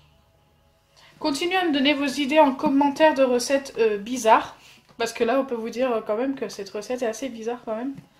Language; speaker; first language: French; native; French